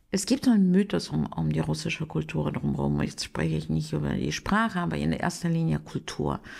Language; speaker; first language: German; non-native, fluent; Russian